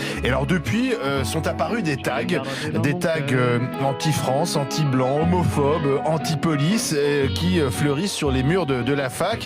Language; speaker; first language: French; native; French